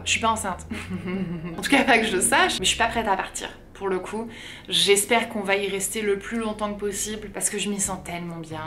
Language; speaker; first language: French; native; French